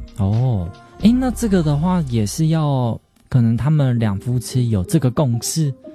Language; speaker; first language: Chinese; native; Chinese